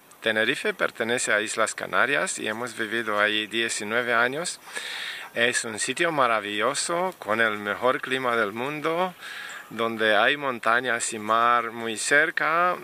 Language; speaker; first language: Spanish; non-native, fluent; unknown